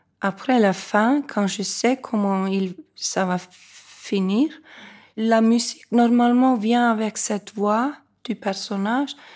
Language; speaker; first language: French; non-native, fluent; Icelandic